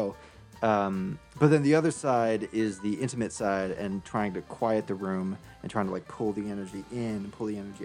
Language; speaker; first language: English; native; English